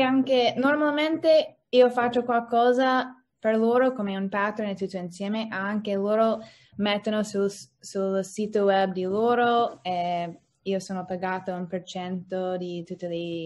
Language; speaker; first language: Italian; non-native, learner; English